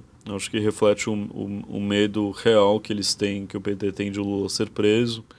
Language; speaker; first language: Portuguese; native; Portuguese